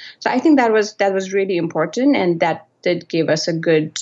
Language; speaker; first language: English; non-native, local second language; Nepali